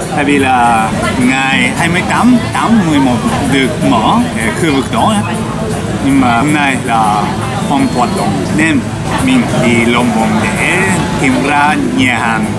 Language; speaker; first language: Vietnamese; non-native, learner; Japanese